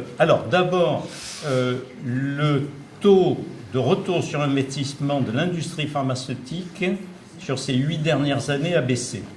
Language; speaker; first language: French; native; French